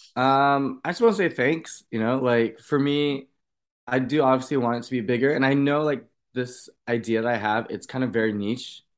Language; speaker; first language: English; native; English